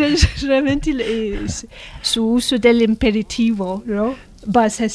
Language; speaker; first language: Spanish; non-native, fluent; English